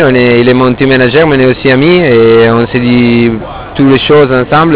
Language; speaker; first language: French; non-native, fluent; Italian